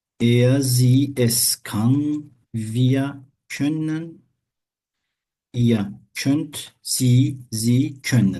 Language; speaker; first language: German; non-native, fluent; Turkish